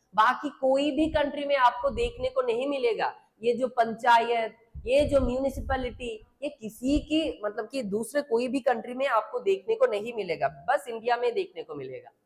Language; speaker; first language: Hindi; non-native, local second language; Bangla